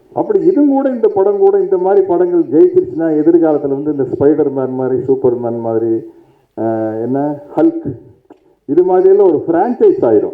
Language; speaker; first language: Tamil; native; Tamil